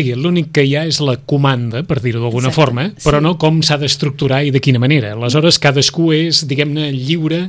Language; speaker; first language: Catalan; native; Catalan